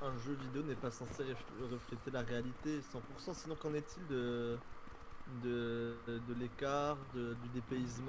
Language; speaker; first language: French; native; French